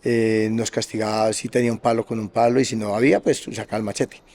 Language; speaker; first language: Spanish; native; Spanish